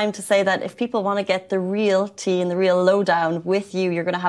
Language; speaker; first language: English; native; English